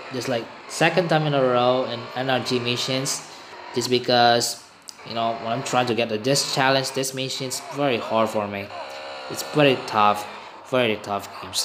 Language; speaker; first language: English; non-native, learner; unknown